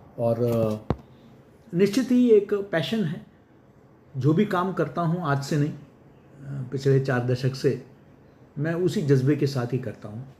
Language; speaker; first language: Hindi; non-native, local second language; Malayalam